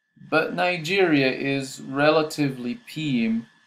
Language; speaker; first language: English; non-native, fluent; Portuguese